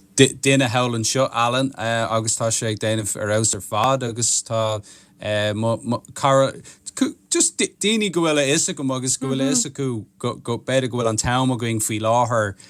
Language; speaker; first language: Irish; non-native, local second language; English